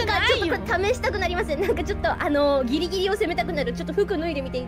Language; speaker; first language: Japanese; native; Japanese